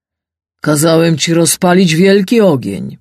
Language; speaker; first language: Polish; native; Polish